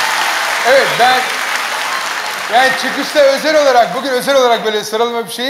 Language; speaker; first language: Turkish; native; Turkish